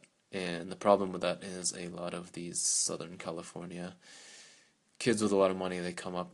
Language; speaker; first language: English; native; English